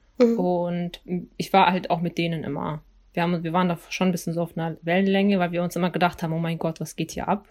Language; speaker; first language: German; early bilingual, other home language; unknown